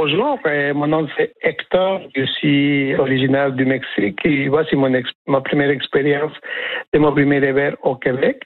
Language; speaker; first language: French; non-native, fluent; Spanish